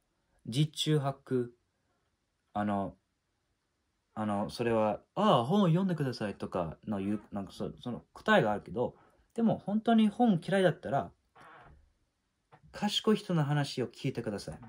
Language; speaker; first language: Japanese; non-native, fluent; English